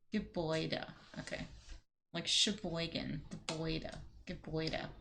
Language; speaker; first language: German; non-native, learner; English